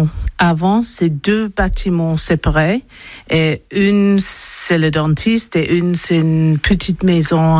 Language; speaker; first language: French; non-native, learner; English